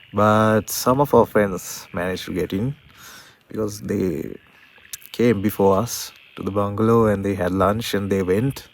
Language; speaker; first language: English; non-native, local second language; Sinhala